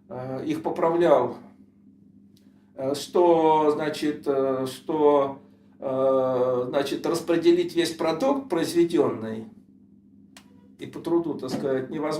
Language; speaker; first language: Russian; native; Russian